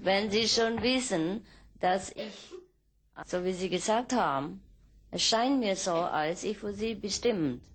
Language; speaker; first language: German; non-native, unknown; Vietnamese